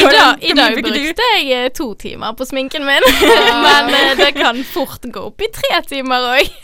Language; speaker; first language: Norwegian; native; Norwegian